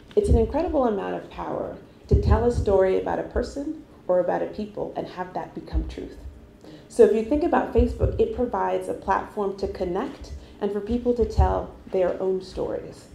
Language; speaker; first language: English; non-native, local second language; Igbo